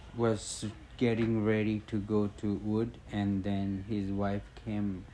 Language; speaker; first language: English; non-native, learner; Bangla